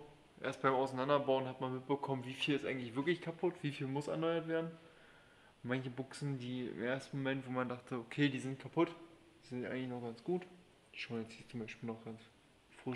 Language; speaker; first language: German; native; German